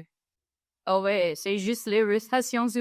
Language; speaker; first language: French; non-native, fluent; English